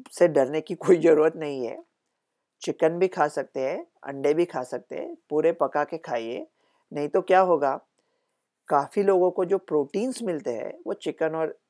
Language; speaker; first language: Hindi; non-native, local second language; Marathi